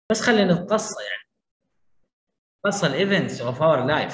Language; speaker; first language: Arabic; native; Arabic